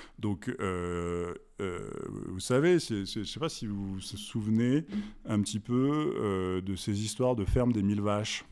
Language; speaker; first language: French; native; French